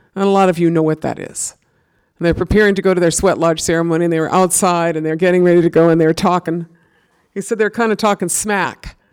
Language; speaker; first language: English; native; English